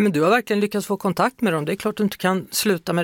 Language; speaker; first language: Swedish; native; Swedish